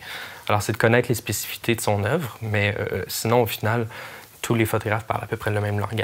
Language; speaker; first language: French; native; French